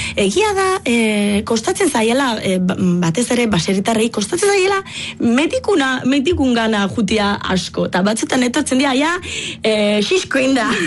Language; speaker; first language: Basque; non-native, fluent; Italian